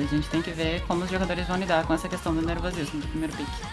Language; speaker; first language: Portuguese; native; Portuguese